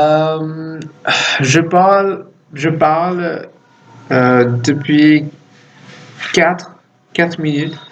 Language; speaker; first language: French; non-native, fluent; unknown